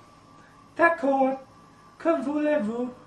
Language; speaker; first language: French; non-native, learner; English